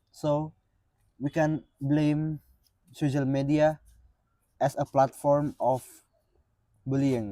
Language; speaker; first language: English; non-native, fluent; Indonesian